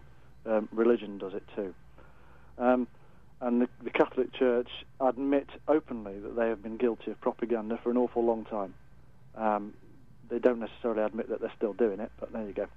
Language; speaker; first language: English; native; English